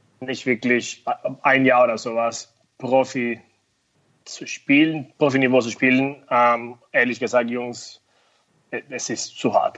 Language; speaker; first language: German; non-native, fluent; Spanish